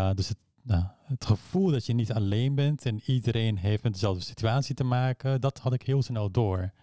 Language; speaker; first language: Dutch; early bilingual, other home language; Persian